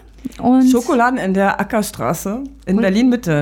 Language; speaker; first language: German; native; German